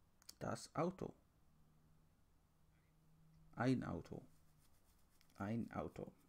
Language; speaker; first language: German; non-native, learner; English